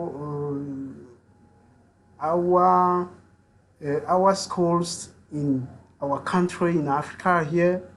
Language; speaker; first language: English; non-native, learner; French